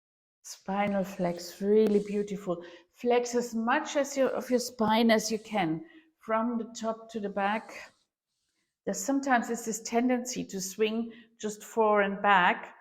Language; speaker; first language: English; non-native, fluent; German